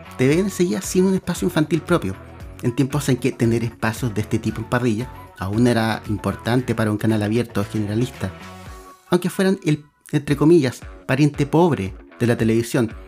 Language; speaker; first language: Spanish; native; Spanish